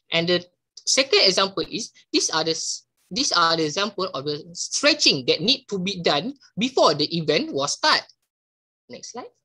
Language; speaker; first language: English; non-native, local second language; Malay